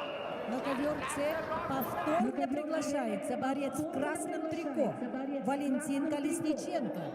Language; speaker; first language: Russian; native; Russian